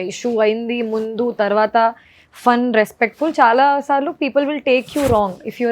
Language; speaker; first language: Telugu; non-native, fluent; Hindi